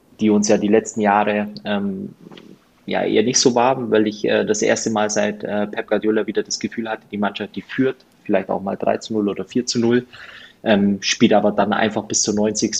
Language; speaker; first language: German; native; German